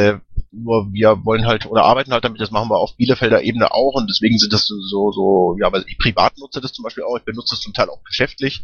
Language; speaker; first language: German; native; German